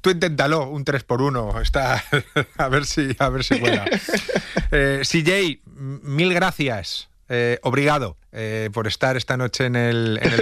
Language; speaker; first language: Spanish; native; Spanish